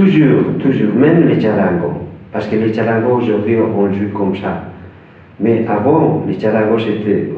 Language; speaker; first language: French; non-native, fluent; Spanish